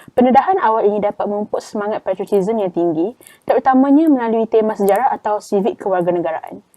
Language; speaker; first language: Malay; native; Malay